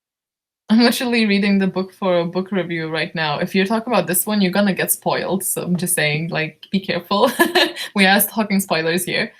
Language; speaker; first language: English; non-native, fluent; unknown